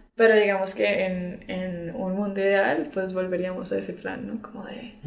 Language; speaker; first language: Spanish; early bilingual, other home language; English